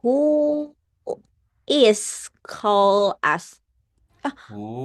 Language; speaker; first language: English; non-native, learner; Indonesian